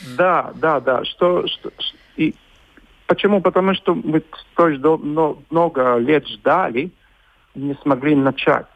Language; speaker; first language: Russian; non-native, local second language; Latvian